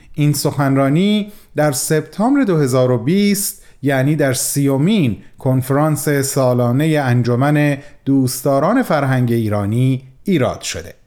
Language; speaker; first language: Persian; native; Persian